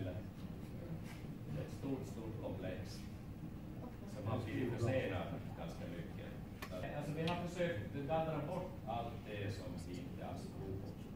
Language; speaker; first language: Swedish; non-native, fluent; Finnish